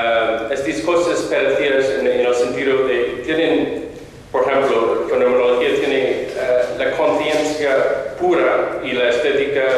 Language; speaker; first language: Spanish; non-native, fluent; English